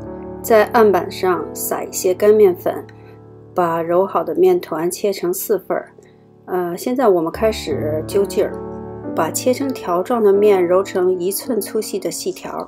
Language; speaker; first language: Chinese; native; Chinese